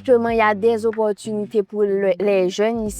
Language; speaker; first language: French; non-native, local second language; Haitian Creole